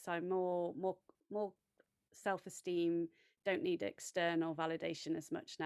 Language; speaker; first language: English; native; English